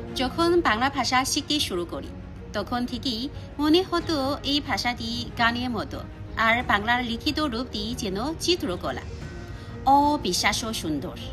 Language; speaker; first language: Bangla; non-native, fluent; Chinese